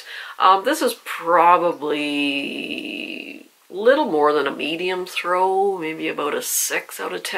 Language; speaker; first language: English; native; English